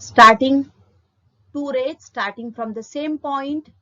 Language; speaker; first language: English; non-native, local second language; Marathi